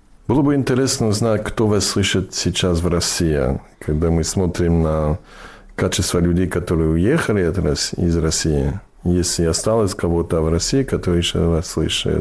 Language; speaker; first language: Russian; non-native, fluent; English